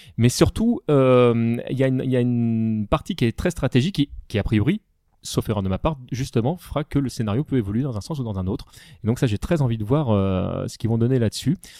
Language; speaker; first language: French; native; French